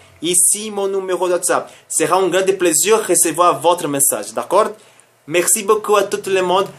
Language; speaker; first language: French; non-native, learner; Spanish